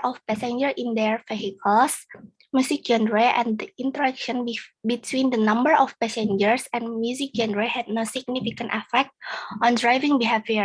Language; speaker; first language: English; non-native, learner; Indonesian